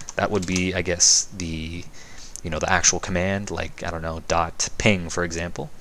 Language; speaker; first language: English; native; English